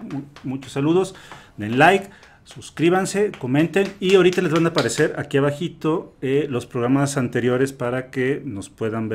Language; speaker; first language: Spanish; native; Spanish